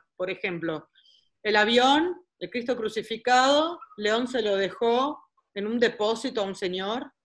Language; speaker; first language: Spanish; early bilingual, heritage; Spanish